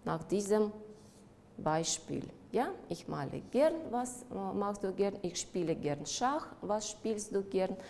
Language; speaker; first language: German; non-native, fluent; Russian